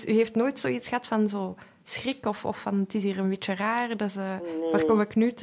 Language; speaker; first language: Dutch; native; Dutch